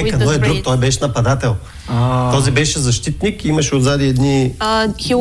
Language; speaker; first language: Bulgarian; native; Bulgarian